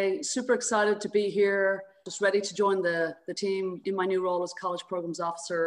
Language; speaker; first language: English; native; English